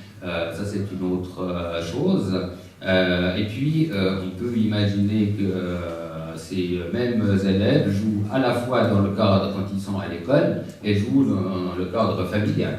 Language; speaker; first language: French; native; French